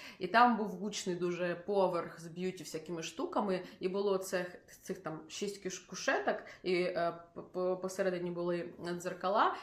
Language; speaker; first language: Ukrainian; non-native, local second language; Russian